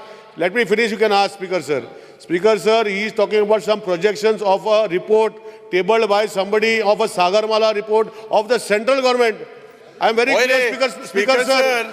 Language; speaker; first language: English; non-native, local second language; Konkani